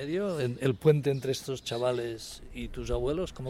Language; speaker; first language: Spanish; native; Spanish